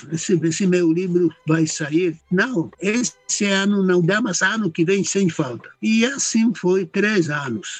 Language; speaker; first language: Portuguese; non-native, fluent; Czech